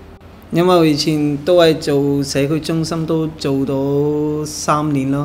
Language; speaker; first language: Cantonese; early bilingual, other home language; Urdu